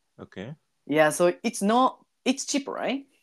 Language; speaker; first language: English; non-native, learner; Japanese